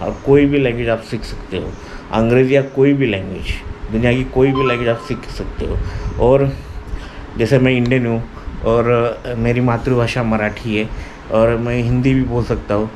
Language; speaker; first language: Hindi; non-native, local second language; Marathi